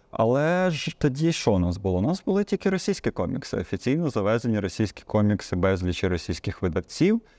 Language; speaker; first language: Ukrainian; native; Ukrainian